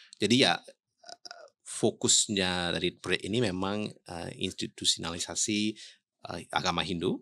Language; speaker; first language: Indonesian; early bilingual, heritage; Indonesian